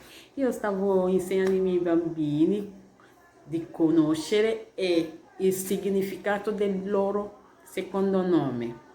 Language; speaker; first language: Italian; non-native, learner; Igbo